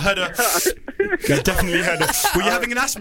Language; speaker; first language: English; native; English